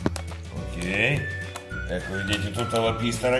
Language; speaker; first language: Italian; non-native, fluent; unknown